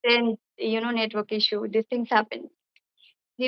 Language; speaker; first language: English; non-native, fluent; Bangla